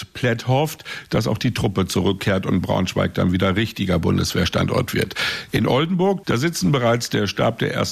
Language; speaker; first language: German; native; German